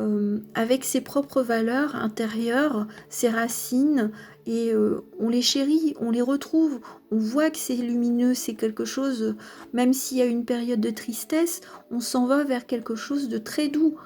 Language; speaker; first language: French; native; French